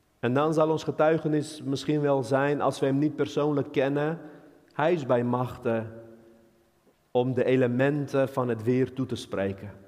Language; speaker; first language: Dutch; non-native, fluent; Armenian